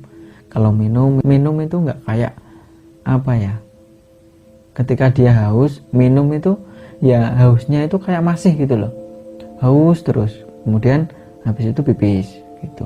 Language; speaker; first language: Indonesian; native; Indonesian